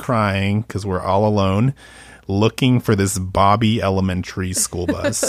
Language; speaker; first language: English; early bilingual, other home language; Spanish